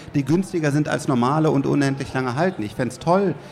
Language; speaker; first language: German; native; German